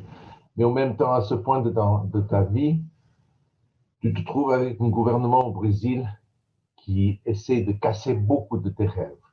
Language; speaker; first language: French; non-native, fluent; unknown